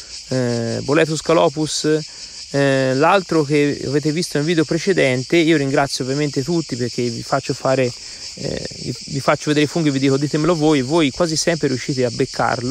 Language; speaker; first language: Italian; native; Italian